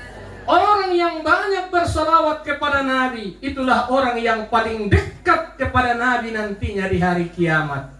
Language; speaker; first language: Indonesian; non-native, local second language; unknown